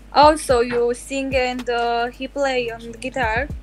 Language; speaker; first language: English; non-native, learner; Romanian